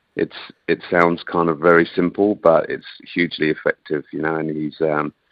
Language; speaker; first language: English; native; English